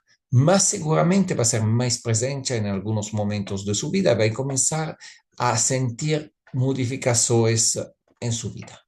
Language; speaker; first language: Spanish; non-native, learner; Italian